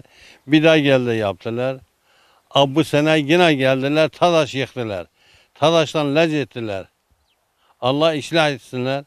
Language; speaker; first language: Turkish; non-native, local second language; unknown